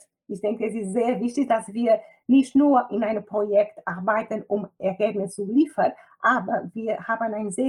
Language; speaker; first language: German; non-native, fluent; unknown